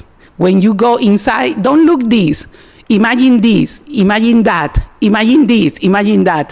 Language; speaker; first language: English; non-native, learner; Spanish